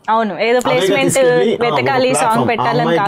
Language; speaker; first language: Telugu; native; Telugu